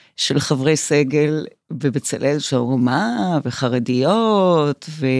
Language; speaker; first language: Hebrew; native; Hebrew